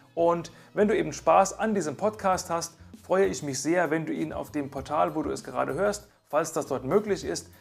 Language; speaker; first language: English; native; English